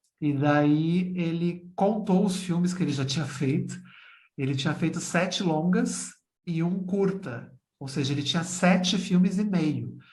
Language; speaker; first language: Portuguese; native; Portuguese